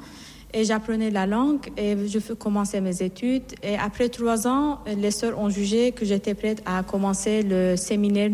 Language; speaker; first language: French; non-native, fluent; Assyrian Neo-Aramaic